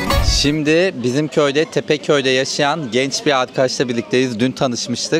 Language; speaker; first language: Turkish; native; Turkish